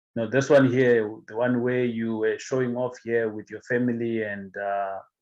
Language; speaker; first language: English; non-native, local second language; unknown